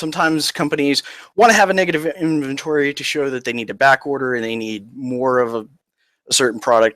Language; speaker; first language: English; native; English